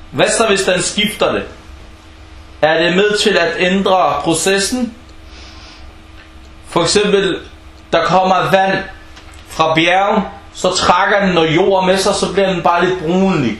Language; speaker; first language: Danish; early bilingual, other home language; Arabic